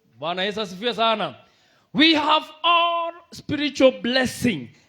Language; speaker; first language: English; non-native, local second language; Swahili